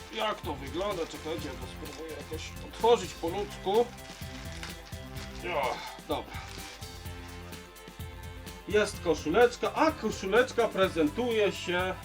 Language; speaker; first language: Polish; native; Polish